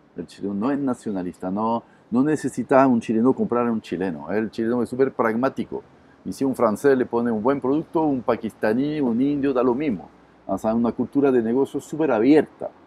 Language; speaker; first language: Spanish; non-native, fluent; French